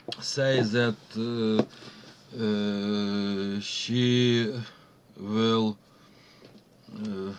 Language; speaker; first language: English; non-native, learner; Ukrainian